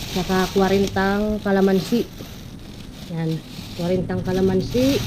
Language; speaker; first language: Filipino; non-native, local second language; Waray